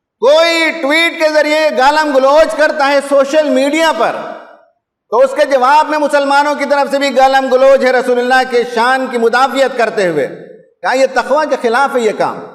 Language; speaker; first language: Urdu; native; Urdu